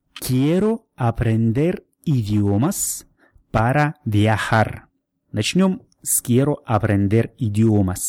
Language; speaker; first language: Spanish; non-native, fluent; Russian